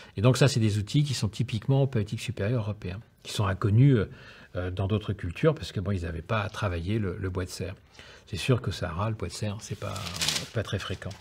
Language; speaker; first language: French; native; French